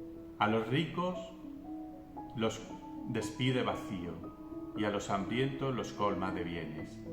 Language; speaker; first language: Spanish; native; Spanish